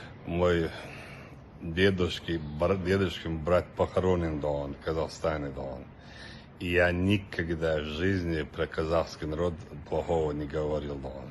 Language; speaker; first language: Russian; non-native, local second language; Chechen